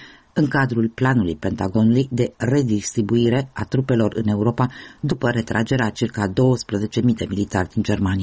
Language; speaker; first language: Romanian; native; Romanian